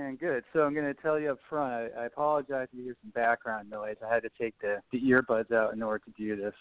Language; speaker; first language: English; native; English